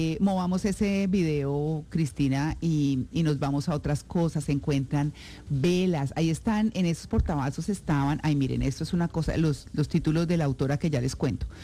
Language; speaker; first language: Spanish; native; Spanish